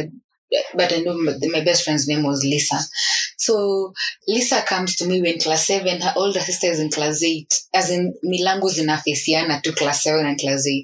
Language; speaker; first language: English; non-native, local second language; Swahili